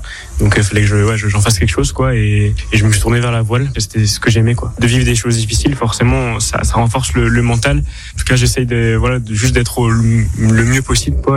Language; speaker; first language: French; native; French